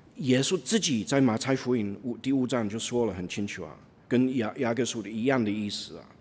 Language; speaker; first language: Chinese; non-native, fluent; English